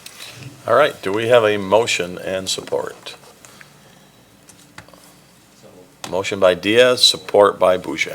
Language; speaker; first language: English; native; English